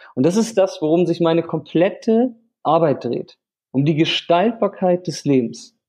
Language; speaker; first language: German; native; German